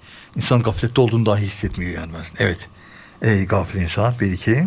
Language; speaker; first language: Turkish; native; Turkish